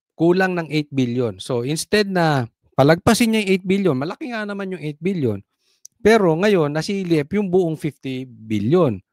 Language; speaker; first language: Filipino; native; Filipino